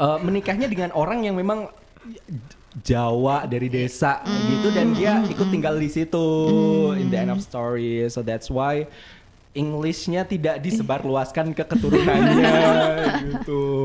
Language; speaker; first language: Indonesian; native; Indonesian